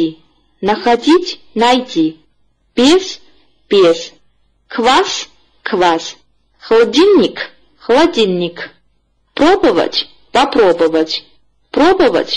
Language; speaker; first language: Russian; non-native, fluent; Chinese